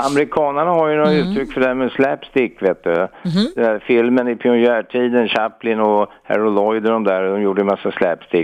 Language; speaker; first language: Swedish; native; Swedish